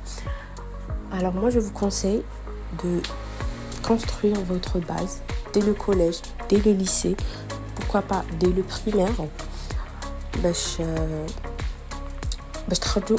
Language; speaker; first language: French; non-native, local second language; Arabic